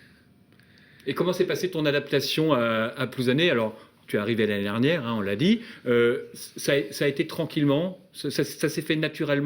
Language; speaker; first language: French; native; French